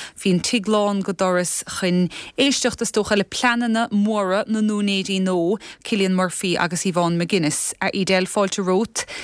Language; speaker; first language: Irish; native; Irish